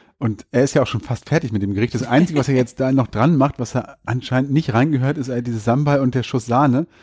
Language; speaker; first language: German; native; German